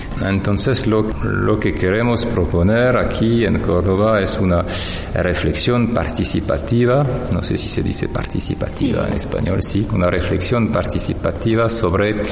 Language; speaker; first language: Spanish; non-native, fluent; French